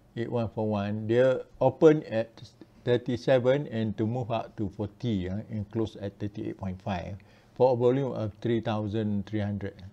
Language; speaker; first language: English; non-native, local second language; Malay